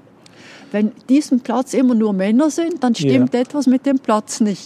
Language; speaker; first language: German; native; German